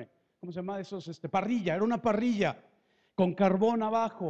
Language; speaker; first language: Spanish; native; Spanish